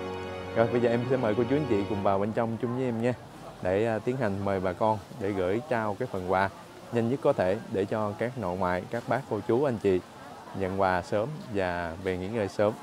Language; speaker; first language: Vietnamese; native; Vietnamese